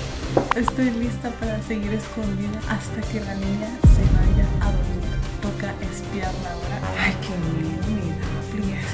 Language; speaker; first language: Spanish; native; Spanish